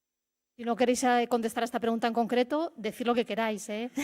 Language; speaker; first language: Spanish; native; Spanish